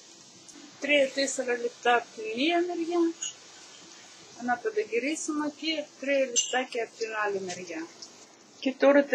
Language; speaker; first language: Greek; non-native, learner; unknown